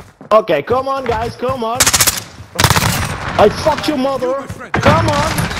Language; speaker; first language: English; non-native, learner; French